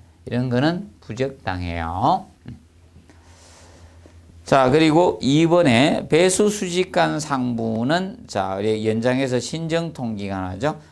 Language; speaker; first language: Korean; native; Korean